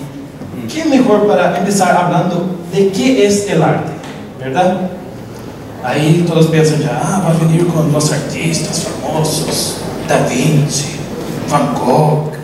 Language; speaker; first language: Spanish; non-native, local second language; Portuguese